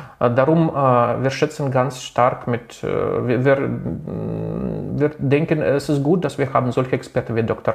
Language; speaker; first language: German; non-native, local second language; Russian